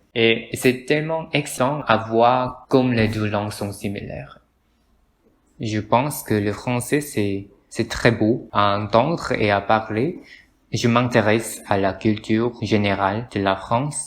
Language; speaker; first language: French; non-native, learner; Korean